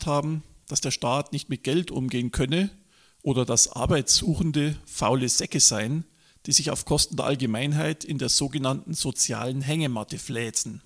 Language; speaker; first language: German; native; German